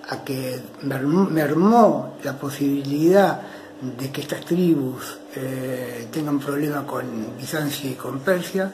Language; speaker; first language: Spanish; native; Spanish